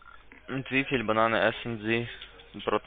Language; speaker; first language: German; non-native, learner; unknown